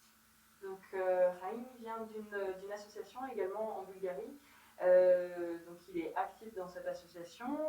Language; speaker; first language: French; native; French